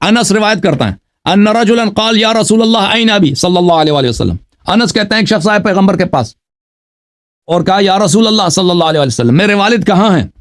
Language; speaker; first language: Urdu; non-native, fluent; Persian